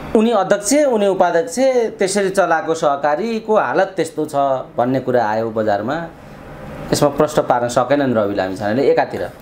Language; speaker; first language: Nepali; native; Nepali